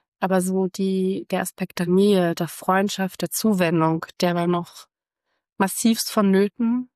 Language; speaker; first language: German; early bilingual, other home language; Croatian